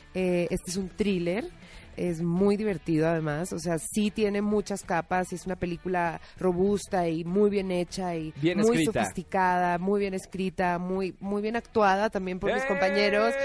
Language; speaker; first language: Spanish; native; Spanish